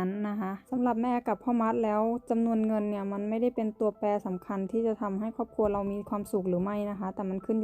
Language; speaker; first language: Thai; native; Thai